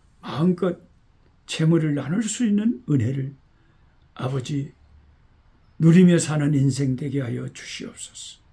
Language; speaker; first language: Korean; native; Korean